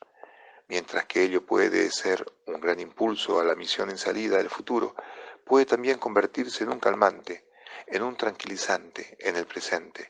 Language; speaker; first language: Spanish; non-native, fluent; Italian